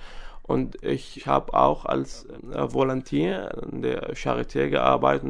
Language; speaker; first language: German; non-native, fluent; Arabic